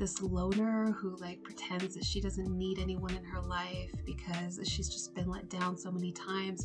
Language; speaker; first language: English; native; English